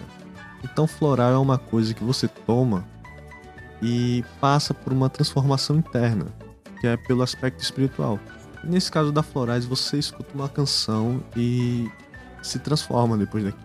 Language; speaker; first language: Portuguese; native; Portuguese